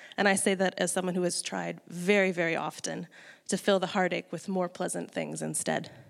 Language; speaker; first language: English; native; English